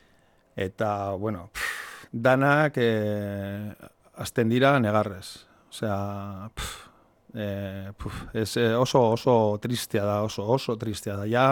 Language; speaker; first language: Basque; non-native, local second language; Spanish